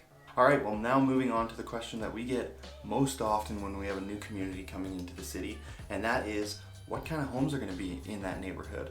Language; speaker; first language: English; native; English